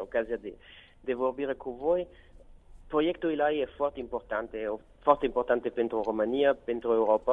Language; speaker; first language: Romanian; non-native, learner; Italian